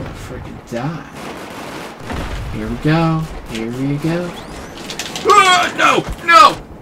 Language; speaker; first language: English; native; English